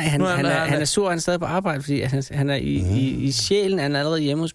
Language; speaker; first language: Danish; native; Danish